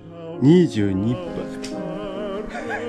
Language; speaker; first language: Japanese; non-native, fluent; Chinese